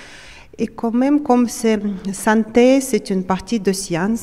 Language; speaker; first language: French; non-native, fluent; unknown